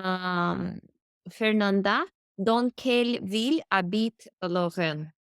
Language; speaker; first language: French; non-native, learner; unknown